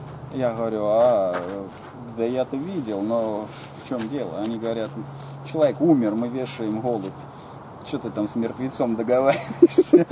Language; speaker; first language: Russian; native; Russian